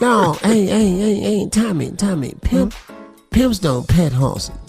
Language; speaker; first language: English; native; English